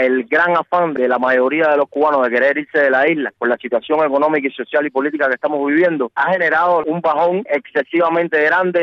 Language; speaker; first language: Spanish; native; Spanish